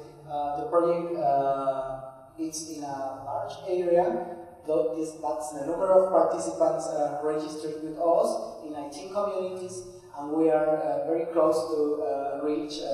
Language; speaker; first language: English; non-native, fluent; Spanish